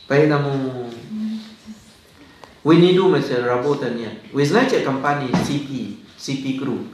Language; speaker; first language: Russian; non-native, fluent; Thai